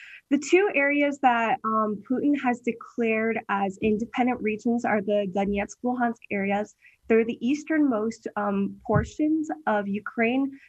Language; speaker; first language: English; early bilingual, heritage; English